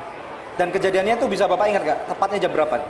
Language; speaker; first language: Indonesian; native; Indonesian